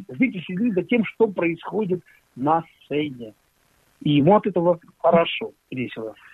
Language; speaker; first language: Russian; native; Russian